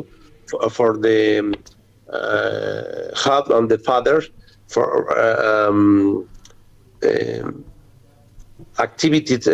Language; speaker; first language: English; non-native, learner; Spanish